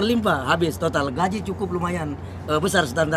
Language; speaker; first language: Indonesian; native; Indonesian